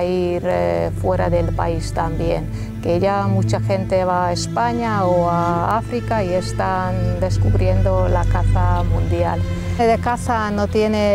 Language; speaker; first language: Spanish; non-native, fluent; Hungarian